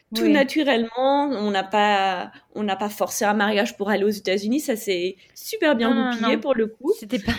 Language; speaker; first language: French; native; French